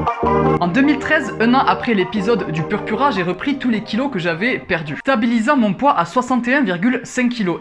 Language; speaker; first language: French; native; French